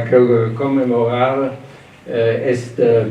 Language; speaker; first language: Spanish; non-native, learner; German